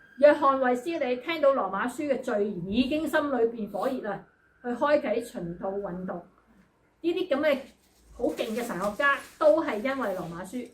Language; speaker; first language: Cantonese; native; Cantonese